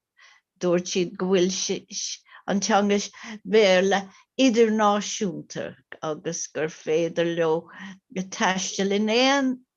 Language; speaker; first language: Irish; non-native, local second language; English